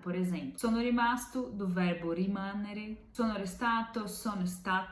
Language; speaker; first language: Italian; non-native, fluent; Portuguese